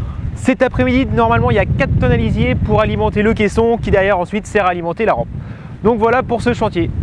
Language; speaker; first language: French; native; French